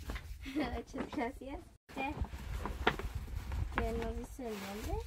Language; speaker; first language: Spanish; early bilingual, other home language; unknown